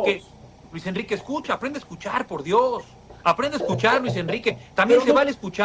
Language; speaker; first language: Spanish; native; Spanish